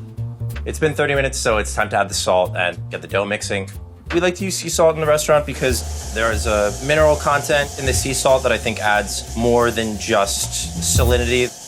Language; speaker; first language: English; native; English